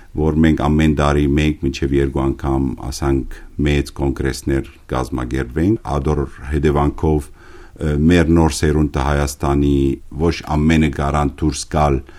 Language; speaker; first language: Armenian; early bilingual, heritage; Armenian